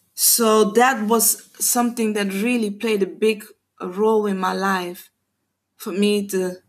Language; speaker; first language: English; non-native, fluent; Papiamento